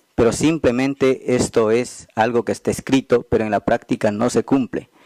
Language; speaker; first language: Spanish; native; Spanish